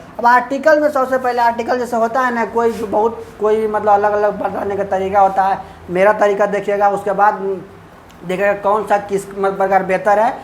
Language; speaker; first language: Hindi; native; Hindi